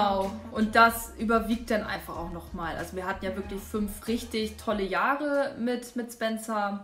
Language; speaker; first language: German; native; German